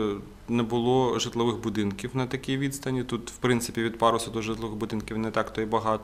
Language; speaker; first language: Ukrainian; native; Ukrainian